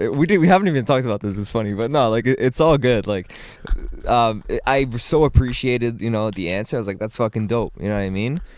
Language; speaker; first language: English; native; English